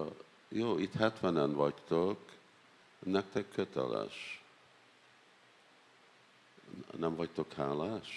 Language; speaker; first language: Hungarian; non-native, learner; English